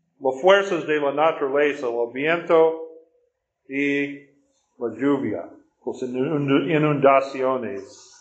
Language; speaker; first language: Spanish; non-native, fluent; English